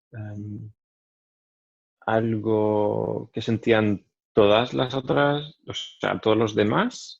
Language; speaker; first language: Spanish; non-native, fluent; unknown